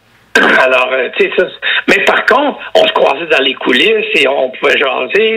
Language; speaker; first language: French; native; French